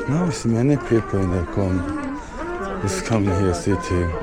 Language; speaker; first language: English; non-native, learner; Korean